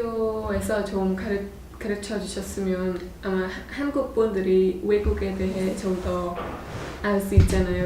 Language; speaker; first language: Korean; non-native, fluent; Khmer